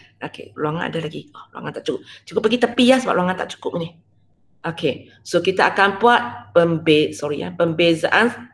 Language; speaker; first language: Malay; non-native, local second language; Chinese